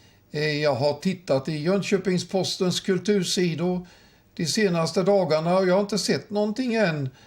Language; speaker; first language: Swedish; native; Swedish